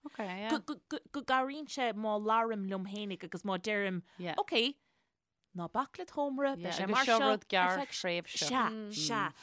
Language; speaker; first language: Irish; native; Irish